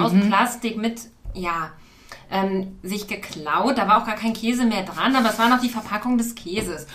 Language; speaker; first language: German; native; German